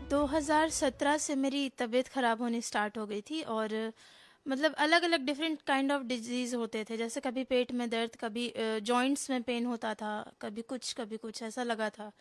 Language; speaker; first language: Hindi; native; Hindi